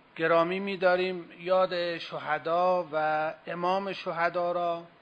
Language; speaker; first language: Persian; native; Persian